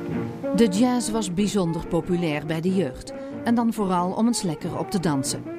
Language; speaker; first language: Dutch; native; Dutch